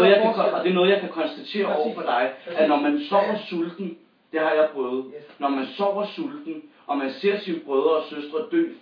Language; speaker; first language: Danish; native; Danish